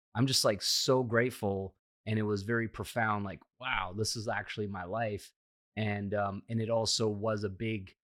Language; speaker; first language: English; early bilingual, heritage; Hungarian